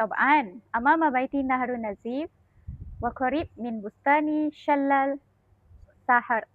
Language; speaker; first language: Arabic; non-native, learner; Malay